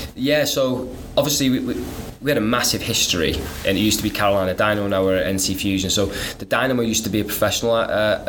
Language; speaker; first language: English; native; English